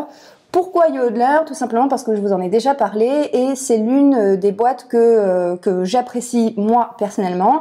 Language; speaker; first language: French; native; French